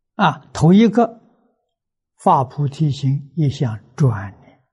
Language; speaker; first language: Chinese; native; Chinese